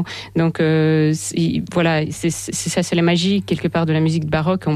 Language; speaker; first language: French; non-native, fluent; Russian